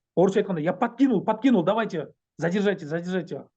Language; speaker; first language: Russian; non-native, local second language; Kyrgyz